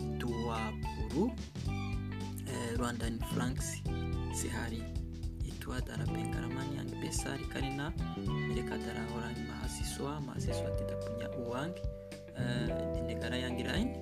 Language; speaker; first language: Indonesian; non-native, learner; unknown